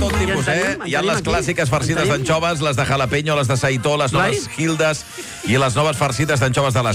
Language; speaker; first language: Catalan; native; Catalan